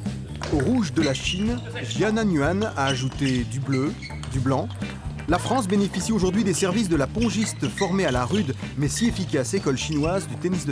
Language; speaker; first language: French; native; French